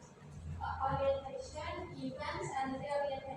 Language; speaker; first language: English; non-native, learner; Indonesian